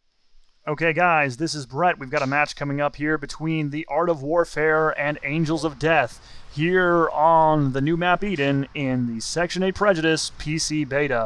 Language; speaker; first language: English; native; English